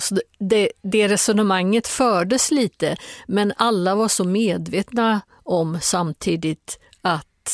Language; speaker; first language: Swedish; native; Swedish